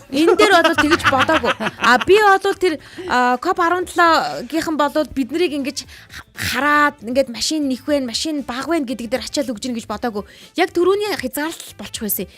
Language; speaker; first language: Mongolian; native; Mongolian